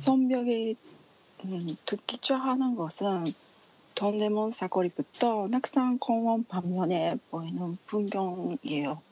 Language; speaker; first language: Korean; non-native, learner; Japanese